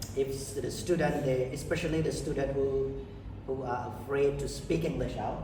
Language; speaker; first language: English; non-native, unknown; Khmer